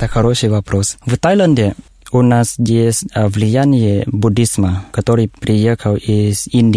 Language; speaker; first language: Russian; non-native, learner; Thai